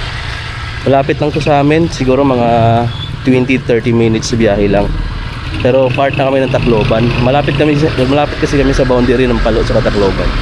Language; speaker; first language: Filipino; non-native, local second language; Waray